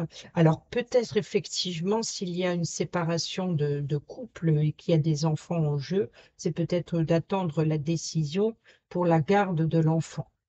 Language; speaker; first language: French; native; French